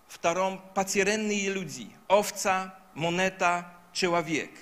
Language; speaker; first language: Russian; non-native, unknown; Polish